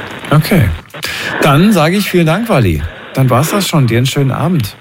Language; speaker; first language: German; native; German